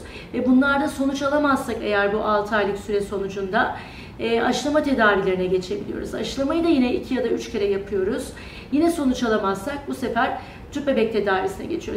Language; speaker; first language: Turkish; native; Turkish